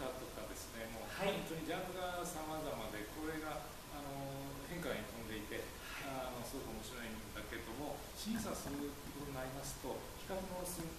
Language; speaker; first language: Japanese; native; Japanese